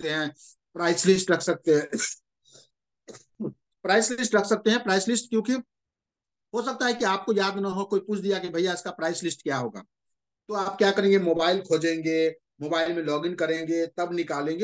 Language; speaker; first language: Hindi; native; Hindi